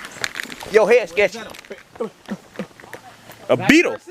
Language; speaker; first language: English; native; English